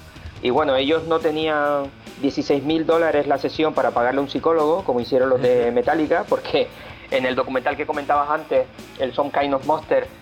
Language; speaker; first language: Spanish; native; Spanish